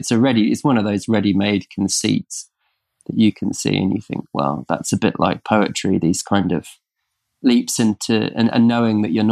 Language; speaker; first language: English; native; English